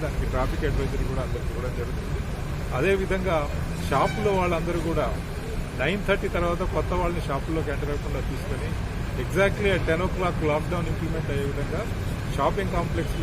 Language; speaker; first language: Telugu; native; Telugu